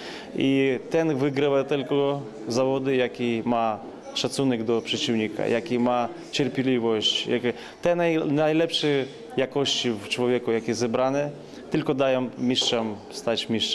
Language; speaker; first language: Polish; non-native, learner; Ukrainian